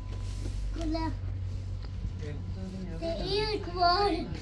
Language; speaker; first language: Swedish; early bilingual, other home language; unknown